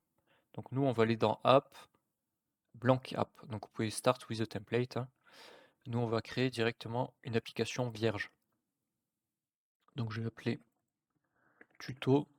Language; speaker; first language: French; native; French